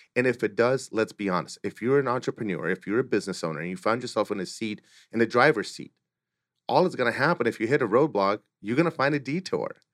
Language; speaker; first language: English; early bilingual, other home language; Russian